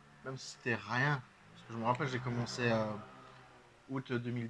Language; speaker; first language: French; native; French